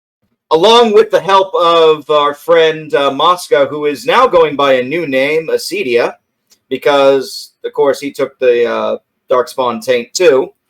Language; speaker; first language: English; native; English